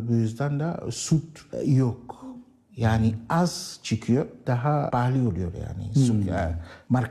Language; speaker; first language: Turkish; non-native, learner; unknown